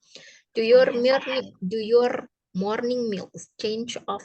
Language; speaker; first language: English; non-native, fluent; Indonesian